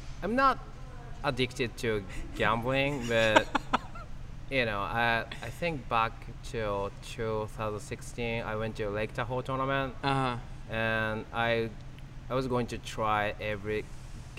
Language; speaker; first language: English; non-native, learner; Japanese